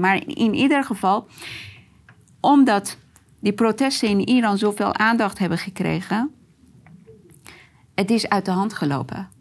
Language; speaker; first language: Dutch; non-native, fluent; Persian